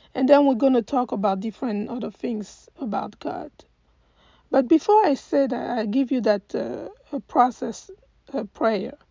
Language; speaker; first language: English; non-native, fluent; French